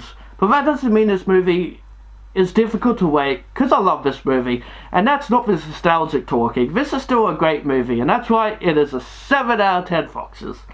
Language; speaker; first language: English; native; English